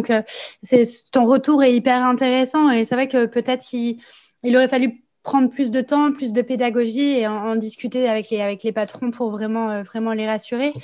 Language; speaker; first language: French; native; French